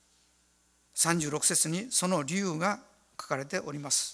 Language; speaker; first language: Japanese; native; Japanese